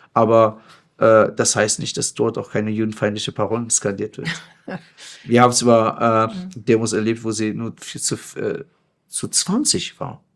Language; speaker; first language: German; non-native, fluent; Persian